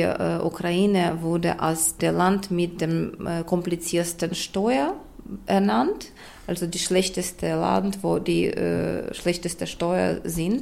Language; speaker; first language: German; non-native, fluent; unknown